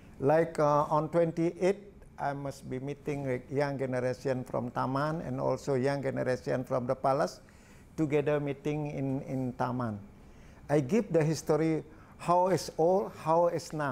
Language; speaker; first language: English; non-native, learner; Balinese